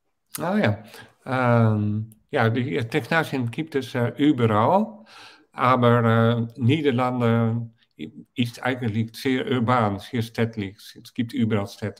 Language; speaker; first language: German; non-native, fluent; Dutch